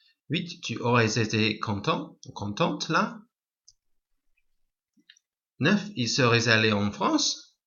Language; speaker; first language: French; non-native, fluent; English